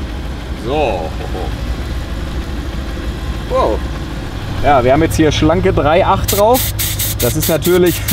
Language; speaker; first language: German; native; German